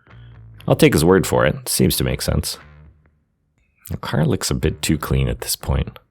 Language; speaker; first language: English; native; English